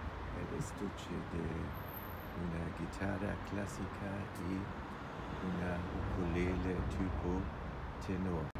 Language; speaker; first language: Spanish; non-native, fluent; German